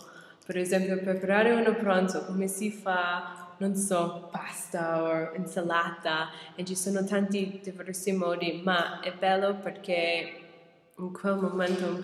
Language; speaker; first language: Italian; non-native, learner; English